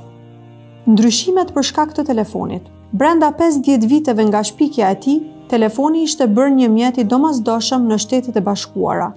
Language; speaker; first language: Albanian; native; Albanian